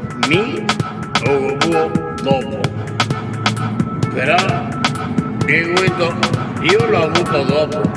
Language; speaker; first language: Italian; non-native, local second language; Venetian